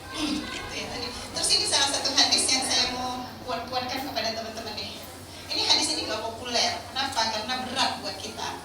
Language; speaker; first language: Indonesian; native; Indonesian